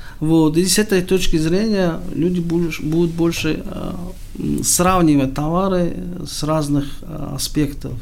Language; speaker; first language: Russian; non-native, local second language; Tajik